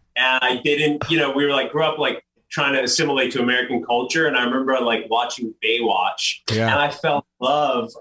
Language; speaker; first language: English; native; English